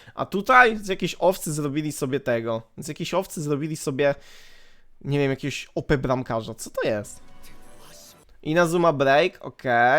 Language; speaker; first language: Polish; native; Polish